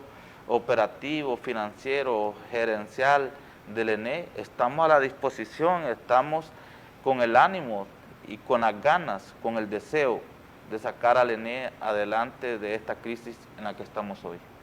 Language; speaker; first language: Spanish; native; Spanish